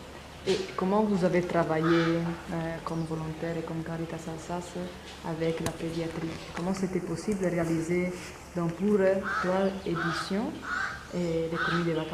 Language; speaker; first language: French; non-native, learner; Italian